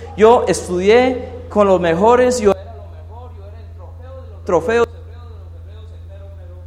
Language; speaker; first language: Spanish; non-native, fluent; English